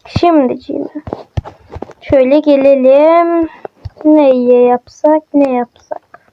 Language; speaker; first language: Turkish; native; Turkish